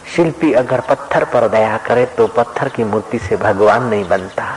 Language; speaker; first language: Hindi; non-native, local second language; Sindhi